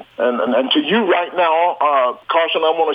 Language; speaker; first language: English; native; English